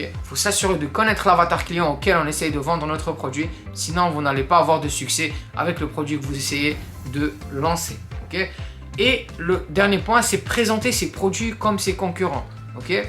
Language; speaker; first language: French; native; French